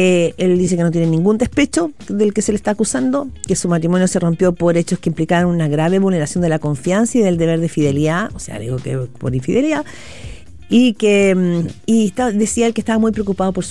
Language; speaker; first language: Spanish; native; Spanish